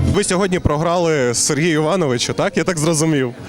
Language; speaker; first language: Ukrainian; native; Ukrainian